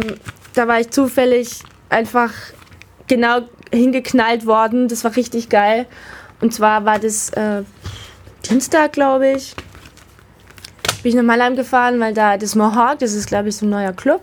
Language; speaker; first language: German; native; German